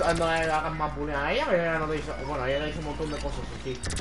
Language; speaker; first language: Spanish; early bilingual, heritage; Spanish